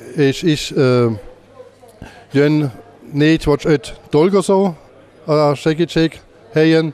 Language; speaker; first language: Hungarian; non-native, learner; German